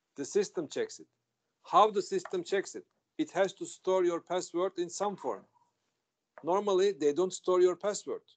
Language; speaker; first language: English; non-native, fluent; Turkish